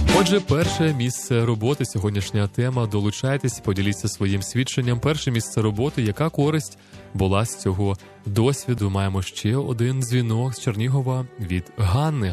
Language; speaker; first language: Ukrainian; non-native, local second language; Russian